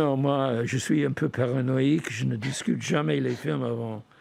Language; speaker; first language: French; non-native, fluent; English